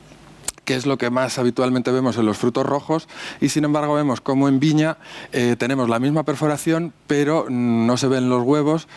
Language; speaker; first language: Spanish; native; Spanish